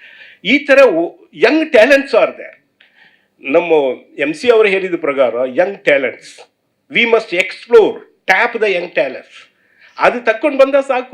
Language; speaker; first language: Kannada; non-native, learner; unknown